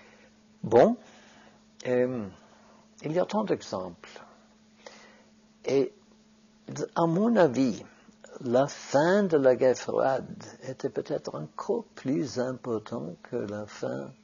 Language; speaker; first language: French; non-native, fluent; Norwegian